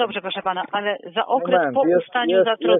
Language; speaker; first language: Polish; native; Polish